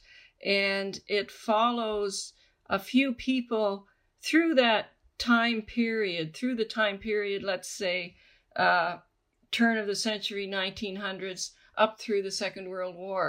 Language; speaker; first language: English; native; English